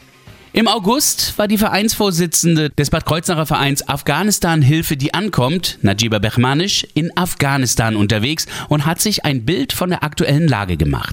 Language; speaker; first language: German; native; German